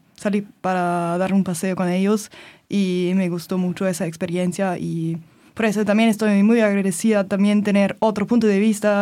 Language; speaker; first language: Spanish; non-native, learner; German